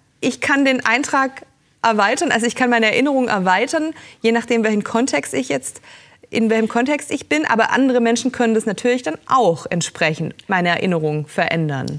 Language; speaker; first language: German; native; German